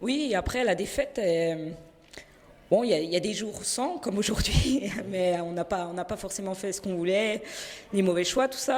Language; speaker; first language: French; native; French